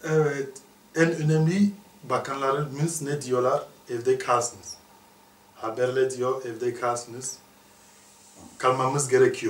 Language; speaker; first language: Turkish; non-native, learner; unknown